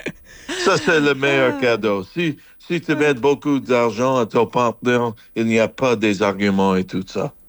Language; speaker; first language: French; non-native, fluent; English